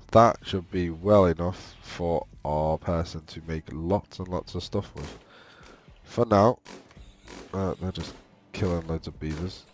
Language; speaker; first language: English; native; English